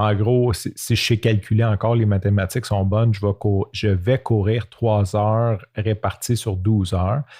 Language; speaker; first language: French; native; French